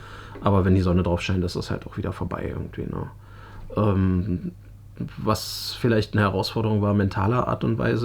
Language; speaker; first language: German; native; German